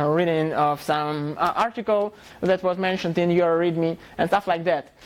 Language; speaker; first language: English; non-native, fluent; Russian